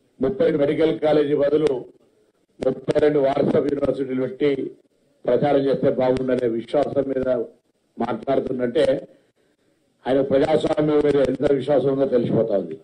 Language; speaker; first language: Telugu; native; Telugu